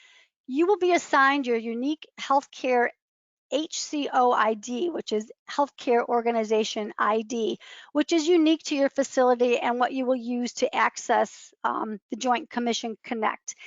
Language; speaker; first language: English; native; English